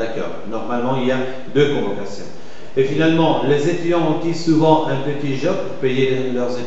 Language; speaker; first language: French; non-native, fluent; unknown